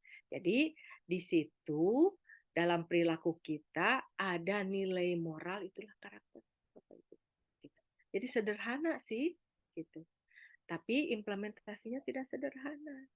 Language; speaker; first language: Indonesian; native; Indonesian